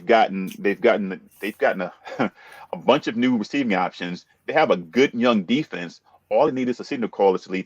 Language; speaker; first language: English; native; English